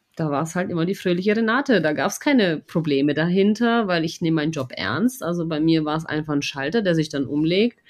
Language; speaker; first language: German; non-native, fluent; Russian